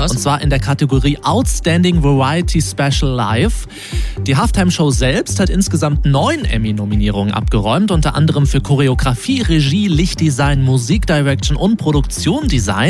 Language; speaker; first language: German; native; German